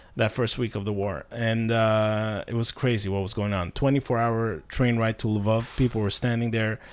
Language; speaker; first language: English; non-native, fluent; Russian